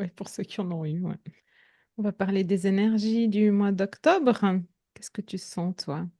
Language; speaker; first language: French; native; French